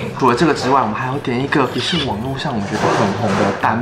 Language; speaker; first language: Chinese; native; Chinese